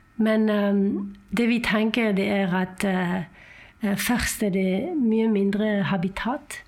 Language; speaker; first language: Norwegian; non-native, fluent; French